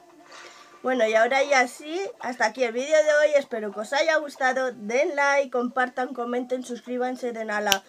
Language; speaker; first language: Spanish; native; Spanish